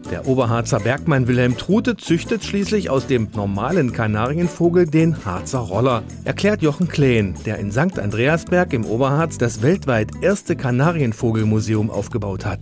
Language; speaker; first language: German; native; German